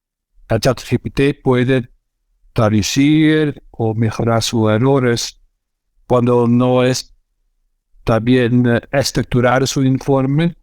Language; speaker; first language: Spanish; non-native, fluent; Dutch